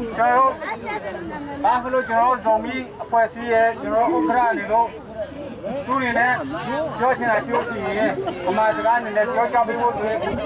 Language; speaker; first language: Burmese; non-native, local second language; Tedim Chin